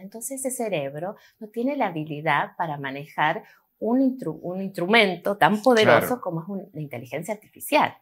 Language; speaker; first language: Spanish; native; Spanish